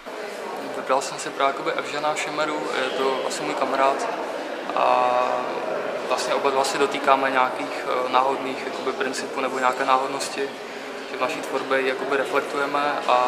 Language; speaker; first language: Czech; native; Czech